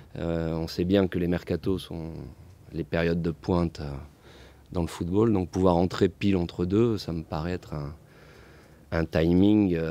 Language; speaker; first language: French; native; French